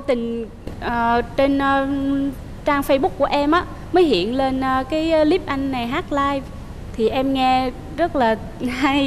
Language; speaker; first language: Vietnamese; native; Vietnamese